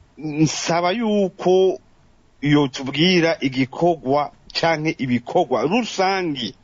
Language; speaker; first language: Rundi; native; Rundi